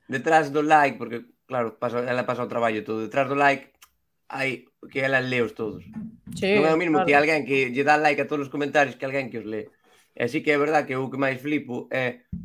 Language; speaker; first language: Galician; non-native, local second language; Spanish